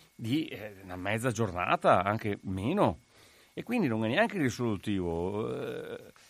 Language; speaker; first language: Italian; native; Italian